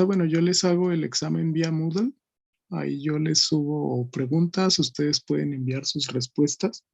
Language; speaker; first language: Spanish; native; Spanish